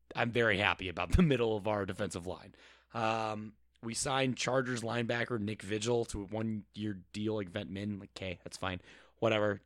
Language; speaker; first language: English; native; English